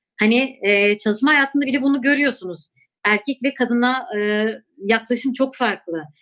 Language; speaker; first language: Turkish; non-native, local second language; Kurdish